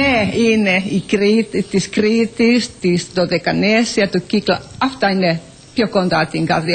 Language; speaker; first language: Greek; non-native, learner; Finnish